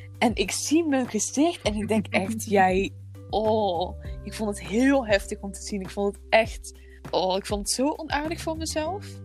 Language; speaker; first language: Dutch; native; Dutch